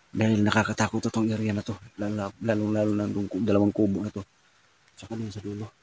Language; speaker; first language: Filipino; non-native, local second language; Cebuano